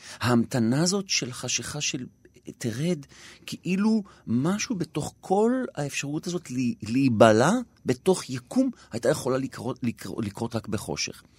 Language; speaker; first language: Hebrew; native; Hebrew